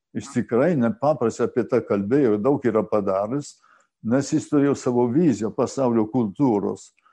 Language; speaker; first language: Lithuanian; early bilingual, heritage; Lithuanian